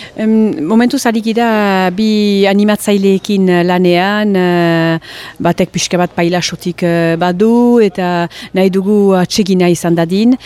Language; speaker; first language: Basque; native; Basque